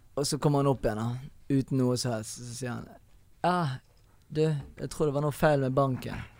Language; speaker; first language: Norwegian; native; Norwegian